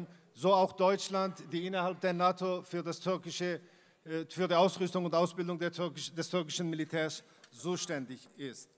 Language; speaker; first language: German; non-native, fluent; Kurdish